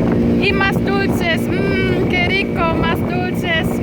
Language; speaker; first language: Spanish; non-native, learner; Dutch